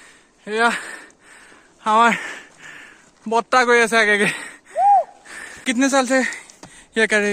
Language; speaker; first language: Hindi; non-native, local second language; Assamese